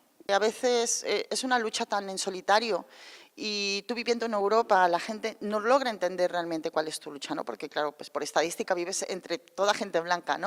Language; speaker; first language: Spanish; native; Spanish